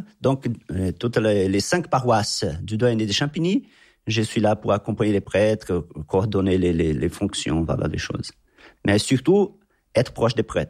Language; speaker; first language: French; non-native, fluent; Portuguese